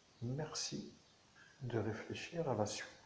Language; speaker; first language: French; native; French